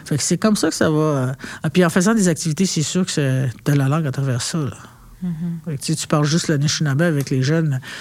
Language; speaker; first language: French; non-native, local second language; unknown